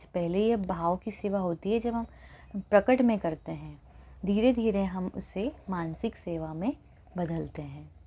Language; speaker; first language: Hindi; native; Hindi